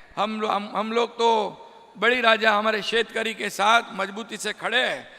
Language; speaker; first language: Hindi; non-native, local second language; Marathi